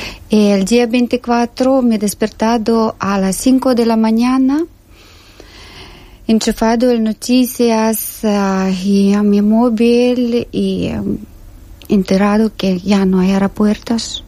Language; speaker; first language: Spanish; non-native, learner; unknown